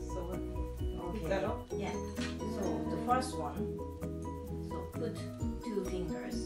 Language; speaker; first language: English; non-native, learner; Japanese